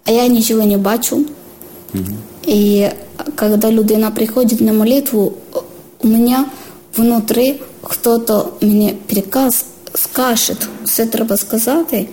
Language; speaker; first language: Ukrainian; non-native, learner; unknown